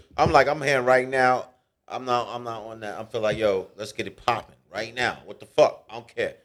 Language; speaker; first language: English; native; English